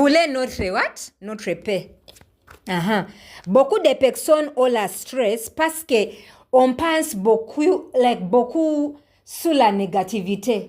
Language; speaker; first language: French; non-native, learner; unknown